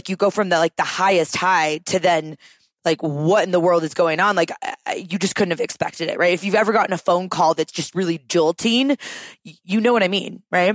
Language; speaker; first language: English; native; English